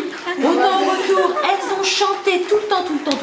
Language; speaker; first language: French; native; French